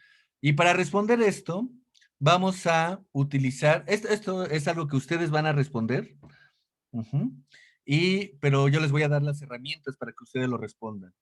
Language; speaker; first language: Spanish; native; Spanish